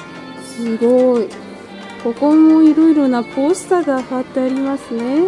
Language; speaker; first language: Japanese; non-native, fluent; Russian